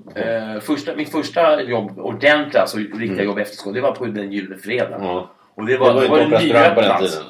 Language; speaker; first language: Swedish; early bilingual, other home language; English